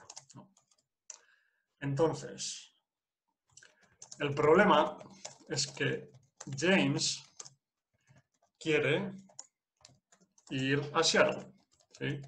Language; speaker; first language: Spanish; non-native, fluent; English